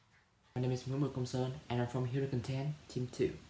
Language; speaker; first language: English; non-native, learner; Vietnamese